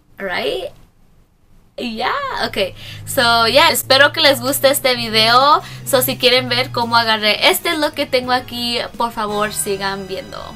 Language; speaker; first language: Spanish; early bilingual, heritage; Spanish